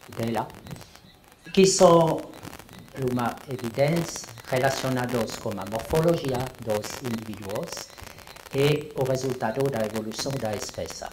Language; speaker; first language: Portuguese; non-native, learner; French